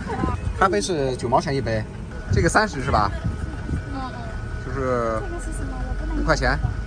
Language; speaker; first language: Chinese; native; Chinese